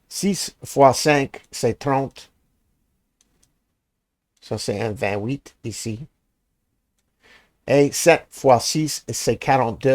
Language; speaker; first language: French; non-native, learner; English